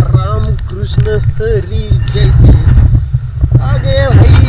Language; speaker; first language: Hindi; non-native, local second language; Marathi